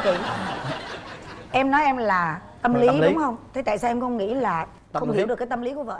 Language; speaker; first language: Vietnamese; native; Vietnamese